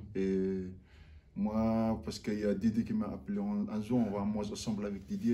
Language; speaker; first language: French; non-native, learner; Fijian